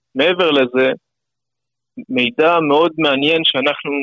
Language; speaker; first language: Hebrew; non-native, fluent; English